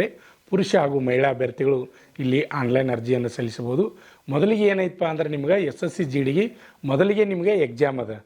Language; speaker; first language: Kannada; native; Kannada